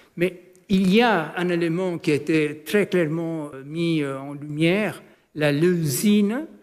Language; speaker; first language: French; non-native, fluent; Spanish